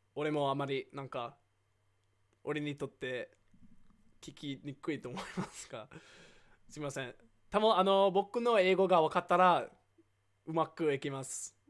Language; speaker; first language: Japanese; non-native, learner; English